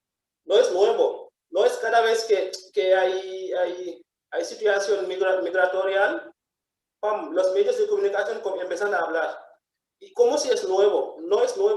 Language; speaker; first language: Spanish; non-native, fluent; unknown